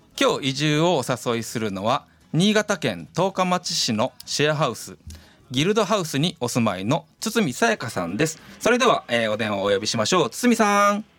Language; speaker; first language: Japanese; native; Japanese